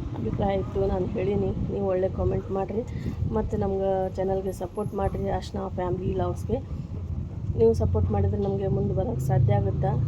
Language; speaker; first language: Kannada; native; Kannada